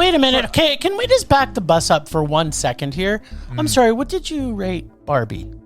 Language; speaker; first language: English; native; English